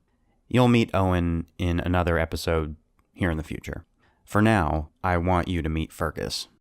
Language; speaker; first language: English; native; English